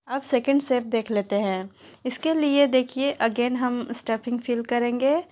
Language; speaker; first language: Hindi; native; Hindi